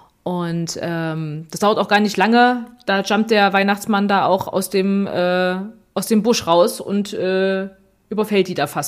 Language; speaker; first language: German; native; German